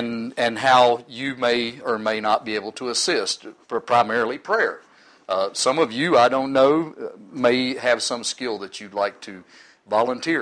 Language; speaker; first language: English; native; English